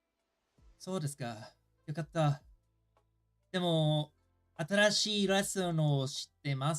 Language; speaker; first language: Japanese; non-native, learner; English